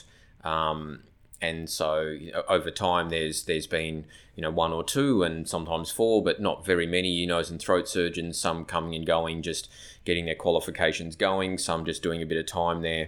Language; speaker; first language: English; native; English